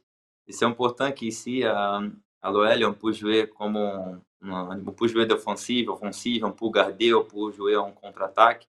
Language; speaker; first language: French; non-native, learner; Portuguese